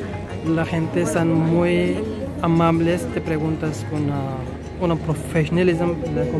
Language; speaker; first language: Spanish; non-native, learner; Urdu